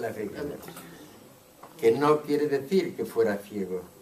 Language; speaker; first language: Spanish; non-native, local second language; Catalan